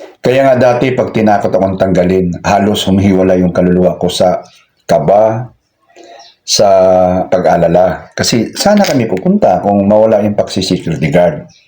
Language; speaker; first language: Filipino; non-native, local second language; Cebuano